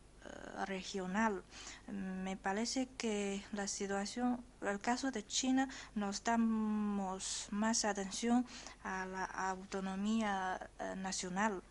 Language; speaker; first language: Spanish; non-native, learner; Chinese